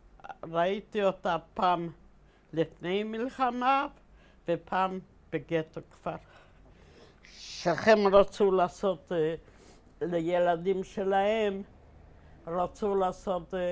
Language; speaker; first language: Hebrew; non-native, fluent; Polish